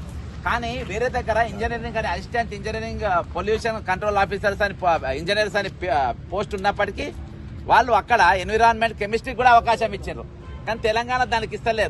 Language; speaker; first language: Telugu; native; Telugu